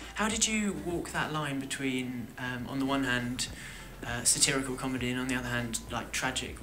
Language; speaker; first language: English; native; English